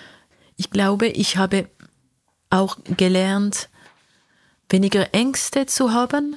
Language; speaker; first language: German; non-native, local second language; French